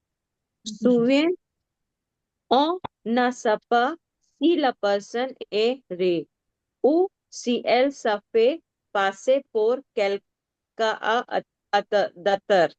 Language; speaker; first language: French; non-native, learner; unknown